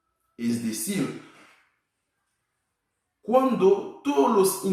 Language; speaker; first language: Spanish; non-native, fluent; Haitian Creole